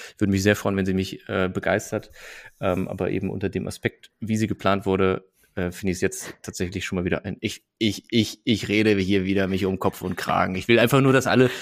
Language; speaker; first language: German; native; German